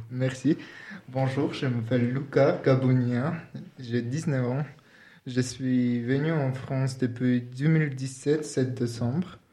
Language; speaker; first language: French; non-native, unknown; Georgian